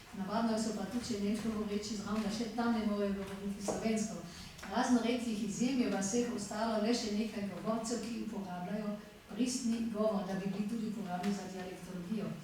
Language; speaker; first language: Slovenian; native; Slovenian